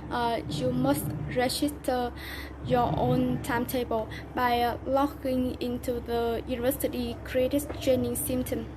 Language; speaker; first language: English; non-native, learner; Vietnamese